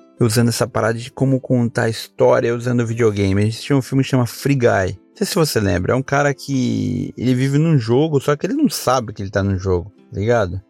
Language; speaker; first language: Portuguese; native; Portuguese